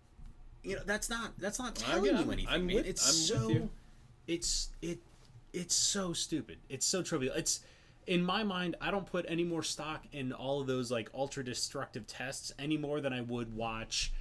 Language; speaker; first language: English; native; English